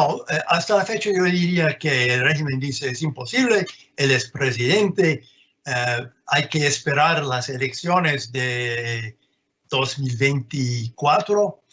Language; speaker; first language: Spanish; non-native, fluent; English